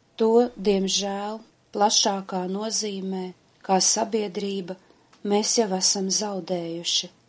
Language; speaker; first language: Latvian; native; Latvian